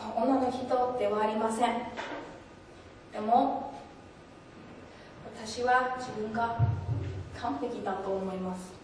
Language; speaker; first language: Japanese; non-native, learner; English